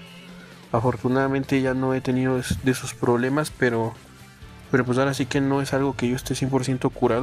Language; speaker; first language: Spanish; native; Spanish